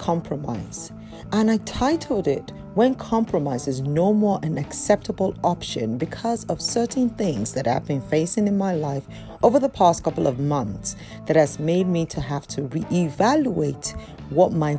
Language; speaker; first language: English; non-native, local second language; Yoruba